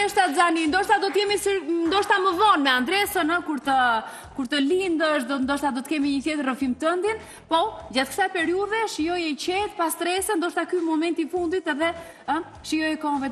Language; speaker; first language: Albanian; native; Albanian